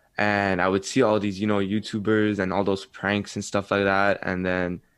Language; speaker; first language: English; early bilingual, other home language; Arabic